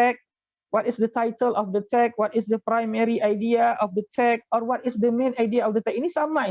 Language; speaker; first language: English; non-native, fluent; Indonesian